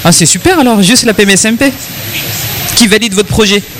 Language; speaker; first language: French; native; French